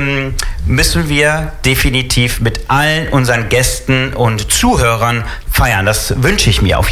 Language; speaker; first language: German; native; German